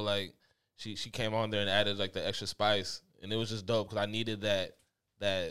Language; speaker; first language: English; native; English